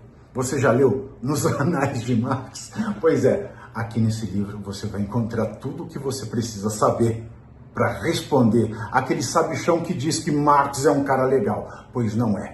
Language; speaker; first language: Portuguese; native; Portuguese